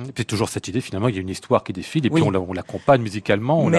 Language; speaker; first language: French; native; French